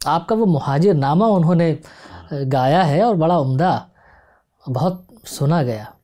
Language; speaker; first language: Hindi; native; Hindi